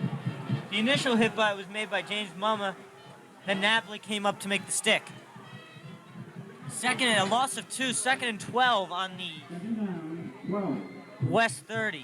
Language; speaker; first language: English; native; English